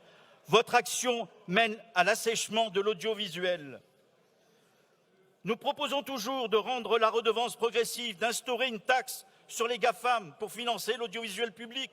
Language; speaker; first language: French; native; French